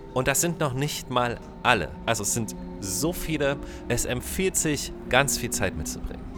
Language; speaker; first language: German; native; German